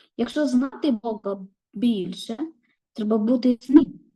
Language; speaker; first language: Ukrainian; non-native, learner; Malayalam